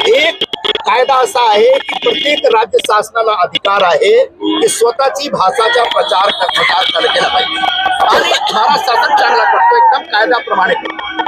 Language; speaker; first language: Marathi; non-native, local second language; Hindi